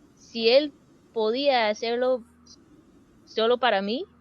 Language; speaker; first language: Spanish; non-native, fluent; English